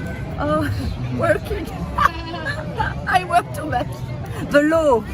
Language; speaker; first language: English; non-native, learner; French